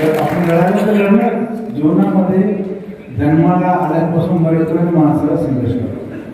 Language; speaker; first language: Marathi; native; Marathi